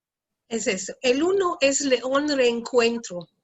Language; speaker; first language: Spanish; early bilingual, heritage; Spanish